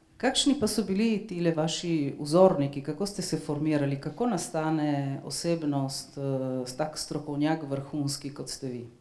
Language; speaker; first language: Slovenian; native; Slovenian